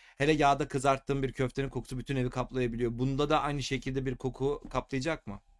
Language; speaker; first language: Turkish; native; Turkish